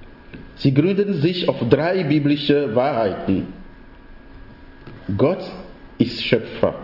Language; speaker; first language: German; non-native, fluent; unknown